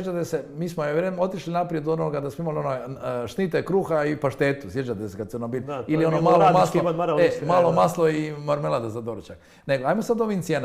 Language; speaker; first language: Croatian; native; Croatian